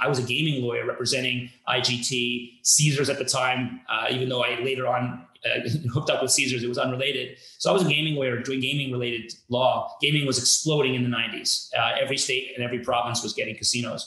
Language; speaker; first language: English; native; English